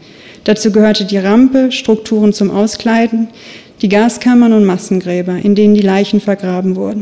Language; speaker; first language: German; native; German